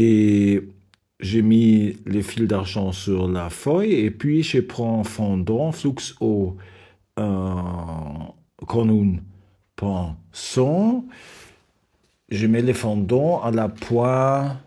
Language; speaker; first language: French; non-native, learner; German